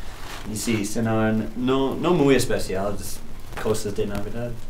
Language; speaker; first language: Spanish; non-native, learner; English